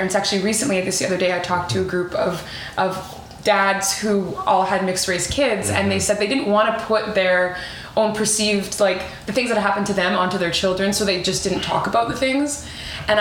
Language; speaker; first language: English; native; English